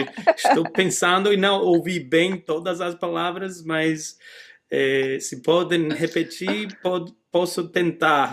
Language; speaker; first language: Portuguese; non-native, fluent; English